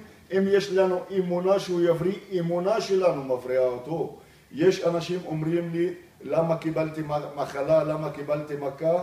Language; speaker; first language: Hebrew; non-native, local second language; Arabic